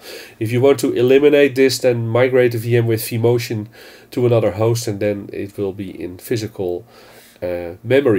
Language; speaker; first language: English; non-native, fluent; Dutch